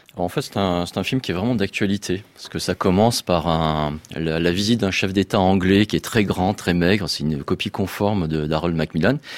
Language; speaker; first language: French; native; French